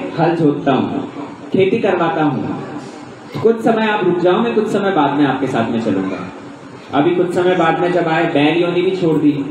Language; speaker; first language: Hindi; native; Hindi